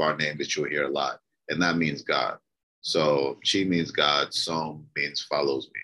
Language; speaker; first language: English; native; English